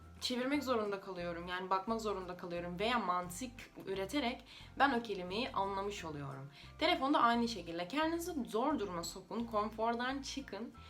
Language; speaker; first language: Turkish; non-native, fluent; Russian